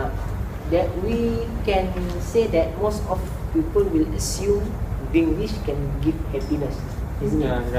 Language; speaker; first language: English; non-native, local second language; Malay